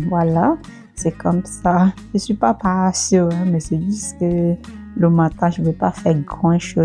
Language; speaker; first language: French; non-native, learner; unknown